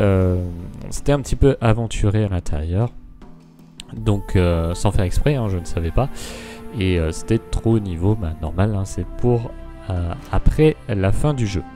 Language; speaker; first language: French; native; French